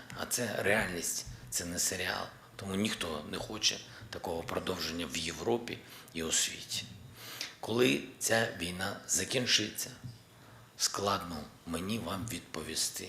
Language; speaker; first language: Ukrainian; non-native, local second language; Russian